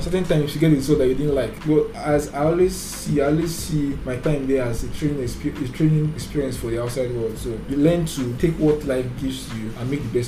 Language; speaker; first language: English; non-native, local second language; Yoruba